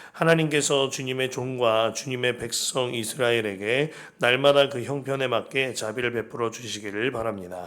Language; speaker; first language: Korean; native; Korean